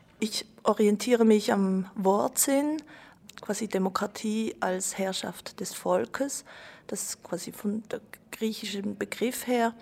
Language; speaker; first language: German; native; German